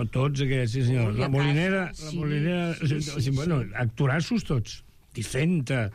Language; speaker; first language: Catalan; non-native, local second language; Spanish